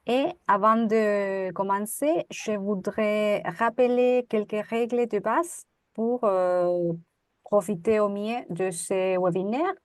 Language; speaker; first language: French; non-native, fluent; Spanish